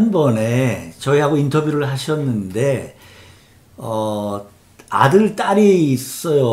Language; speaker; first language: Korean; native; Korean